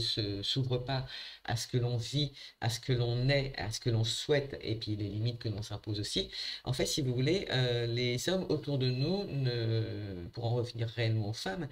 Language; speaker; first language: French; native; French